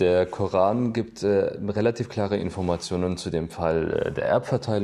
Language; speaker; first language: German; native; German